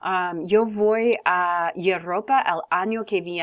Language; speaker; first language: Spanish; non-native, learner; English